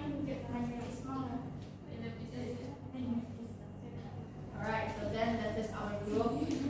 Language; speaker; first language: English; non-native, learner; Indonesian